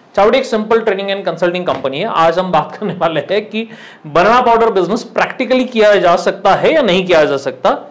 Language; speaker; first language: Hindi; non-native, local second language; Marathi